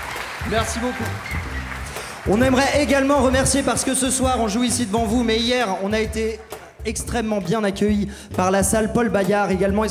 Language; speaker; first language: French; native; French